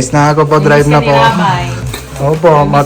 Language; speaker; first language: Filipino; non-native, learner; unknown